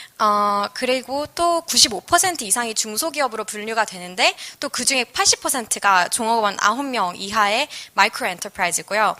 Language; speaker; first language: Korean; native; Korean